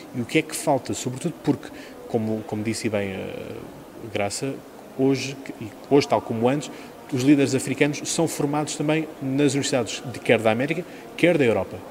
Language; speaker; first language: Portuguese; native; Portuguese